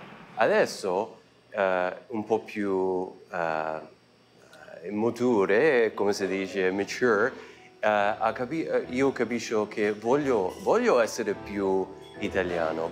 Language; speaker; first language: Italian; early bilingual, heritage; Italian